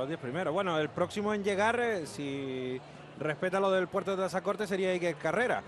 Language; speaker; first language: Spanish; native; Spanish